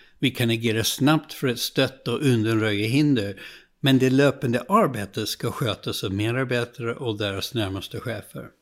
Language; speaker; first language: Swedish; non-native, fluent; English